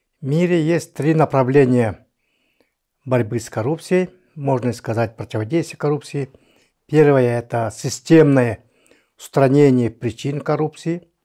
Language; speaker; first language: Russian; non-native, local second language; Yakut